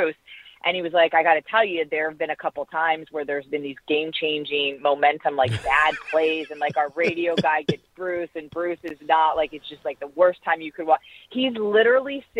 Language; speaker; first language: English; native; English